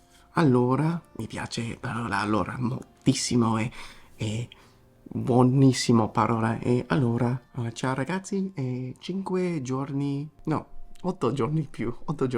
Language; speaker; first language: Italian; non-native, learner; English